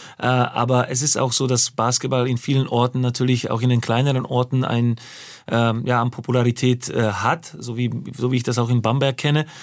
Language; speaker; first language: German; non-native, fluent; Slovak